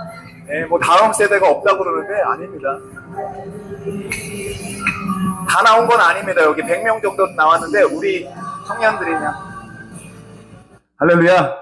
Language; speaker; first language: Korean; native; Korean